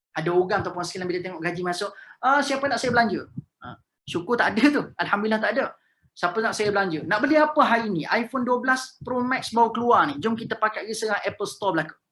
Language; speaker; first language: Malay; native; Malay